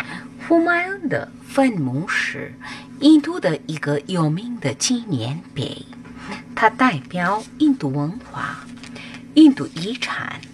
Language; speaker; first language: Chinese; non-native, fluent; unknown